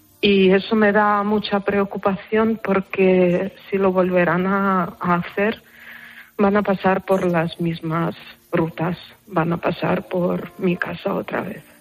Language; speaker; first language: Spanish; non-native, fluent; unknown